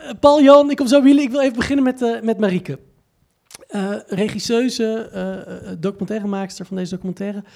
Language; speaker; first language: Dutch; native; Dutch